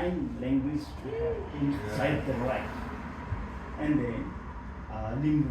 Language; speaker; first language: English; non-native, learner; Nepali